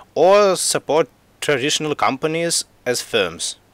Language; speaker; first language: English; non-native, fluent; Russian